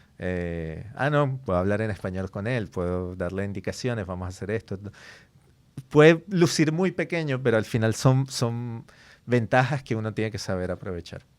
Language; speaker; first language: Spanish; native; Spanish